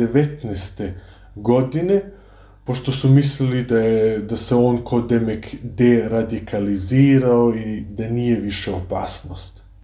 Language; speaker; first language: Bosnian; early bilingual, heritage; Bosnian